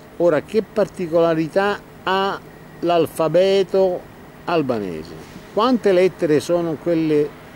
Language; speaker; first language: Italian; native; Italian